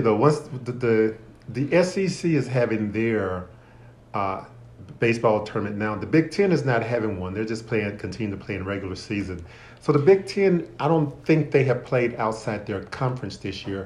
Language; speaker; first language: English; native; English